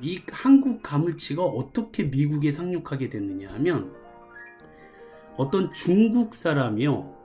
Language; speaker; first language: Korean; native; Korean